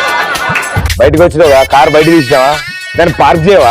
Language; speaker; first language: Telugu; native; Telugu